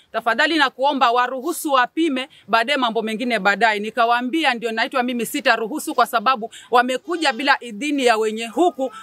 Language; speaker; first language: Swahili; native; Swahili